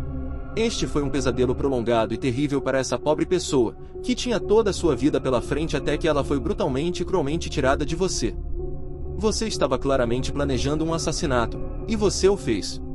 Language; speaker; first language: Portuguese; native; Portuguese